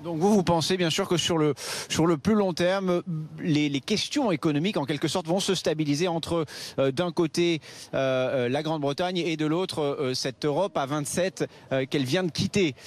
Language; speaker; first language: French; native; French